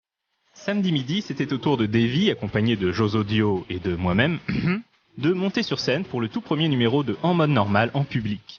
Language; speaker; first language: French; native; French